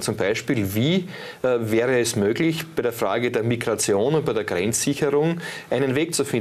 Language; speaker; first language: German; native; German